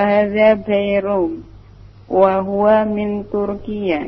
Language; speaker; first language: Arabic; non-native, learner; Indonesian